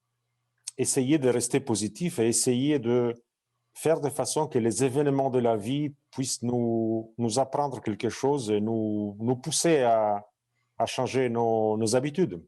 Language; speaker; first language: French; non-native, fluent; Italian